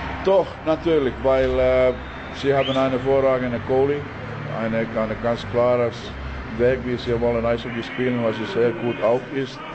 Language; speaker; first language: German; non-native, learner; Finnish